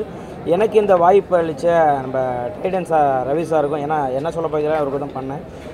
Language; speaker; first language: Tamil; native; Tamil